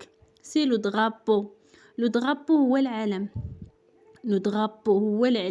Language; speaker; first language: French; non-native, local second language; Arabic